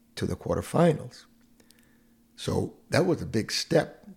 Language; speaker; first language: English; non-native, fluent; Hungarian